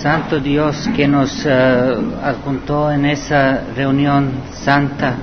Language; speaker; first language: Spanish; non-native, learner; Serbian